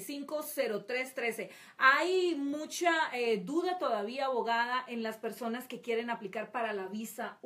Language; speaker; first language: Spanish; native; Spanish